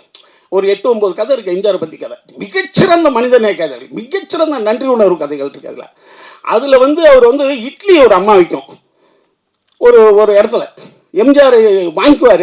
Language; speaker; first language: Tamil; native; Tamil